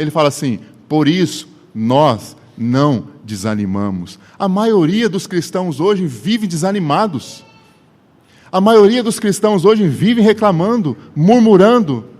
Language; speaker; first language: Portuguese; native; Portuguese